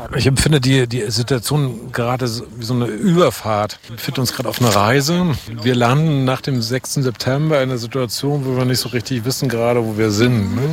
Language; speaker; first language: German; native; German